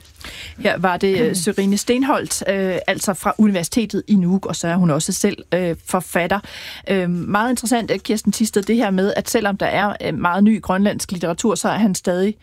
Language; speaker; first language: Danish; native; Danish